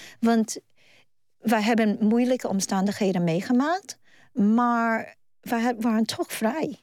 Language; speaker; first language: Dutch; non-native, fluent; Cantonese